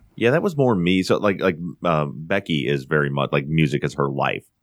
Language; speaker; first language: English; native; English